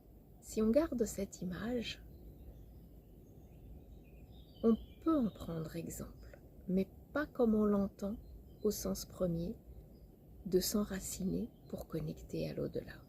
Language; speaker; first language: French; native; French